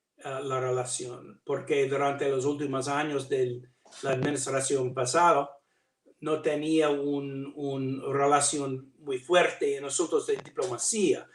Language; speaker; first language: Spanish; non-native, learner; English